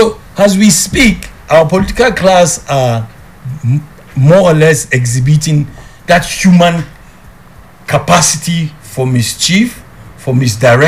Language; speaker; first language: English; non-native, local second language; Hausa